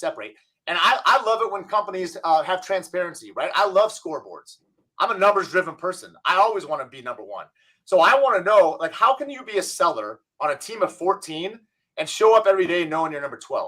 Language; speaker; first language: English; native; English